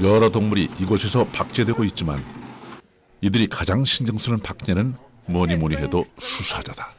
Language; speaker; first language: Korean; native; Korean